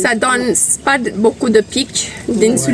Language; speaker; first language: French; non-native, fluent; Thai